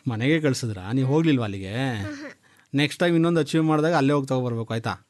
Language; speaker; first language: Kannada; native; Kannada